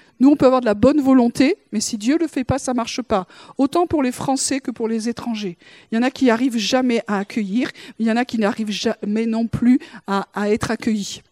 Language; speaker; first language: French; native; French